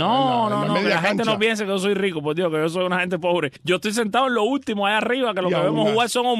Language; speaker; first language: Spanish; native; Spanish